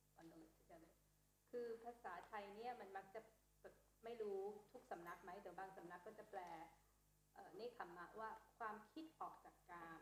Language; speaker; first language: Thai; native; Thai